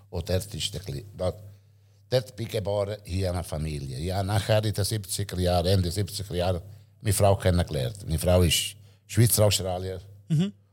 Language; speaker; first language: German; non-native, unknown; Italian